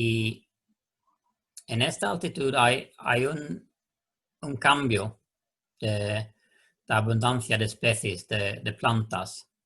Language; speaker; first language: Spanish; non-native, learner; Swedish